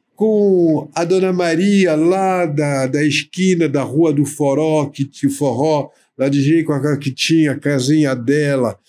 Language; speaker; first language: Portuguese; non-native, fluent; French